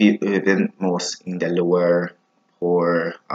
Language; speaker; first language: Spanish; non-native, learner; English